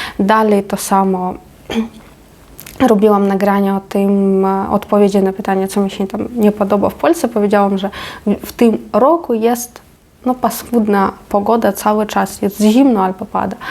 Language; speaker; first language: Polish; non-native, fluent; Ukrainian